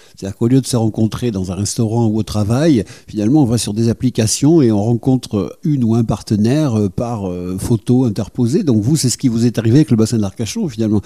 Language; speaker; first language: French; native; French